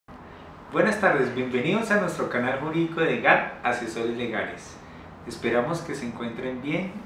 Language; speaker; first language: Spanish; native; Spanish